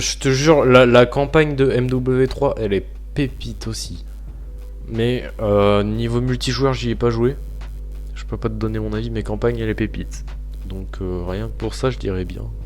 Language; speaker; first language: French; native; French